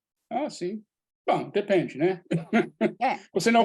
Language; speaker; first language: Portuguese; non-native, fluent; English